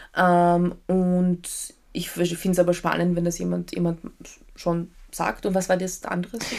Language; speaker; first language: German; early bilingual, other home language; Polish